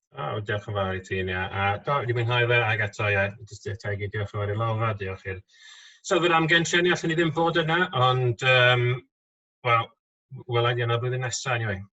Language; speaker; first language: Welsh; native; Welsh